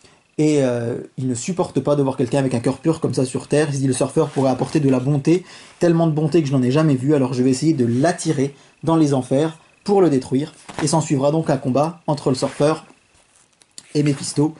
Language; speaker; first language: French; native; French